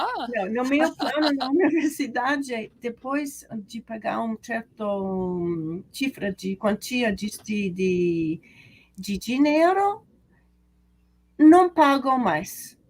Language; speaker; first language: Portuguese; non-native, learner; English